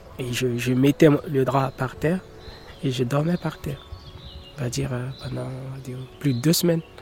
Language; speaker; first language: French; non-native, local second language; Fula